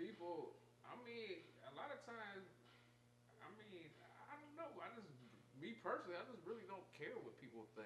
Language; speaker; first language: English; native; English